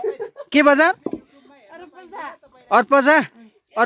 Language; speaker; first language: Nepali; native; Nepali